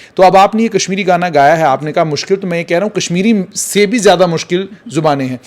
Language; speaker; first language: Hindi; non-native, local second language; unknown